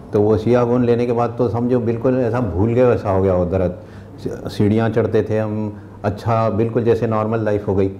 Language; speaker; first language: Hindi; non-native, local second language; Urdu